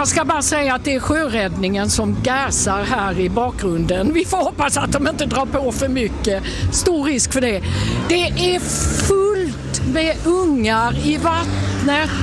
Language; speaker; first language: Swedish; native; Swedish